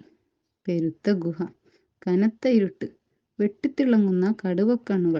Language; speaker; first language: Malayalam; native; Malayalam